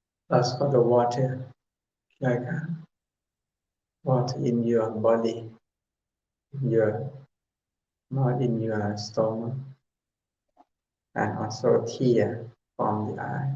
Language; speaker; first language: English; non-native, learner; Thai